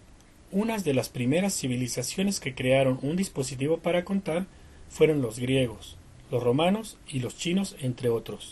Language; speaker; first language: Spanish; native; Spanish